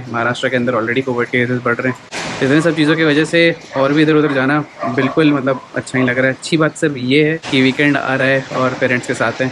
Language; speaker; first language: Hindi; native; Hindi